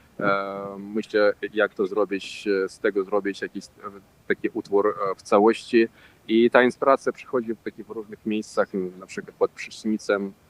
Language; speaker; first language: Polish; non-native, local second language; Russian